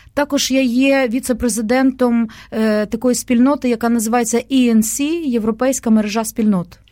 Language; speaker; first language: Ukrainian; native; Ukrainian